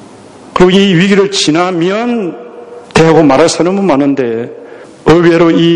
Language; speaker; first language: Korean; native; Korean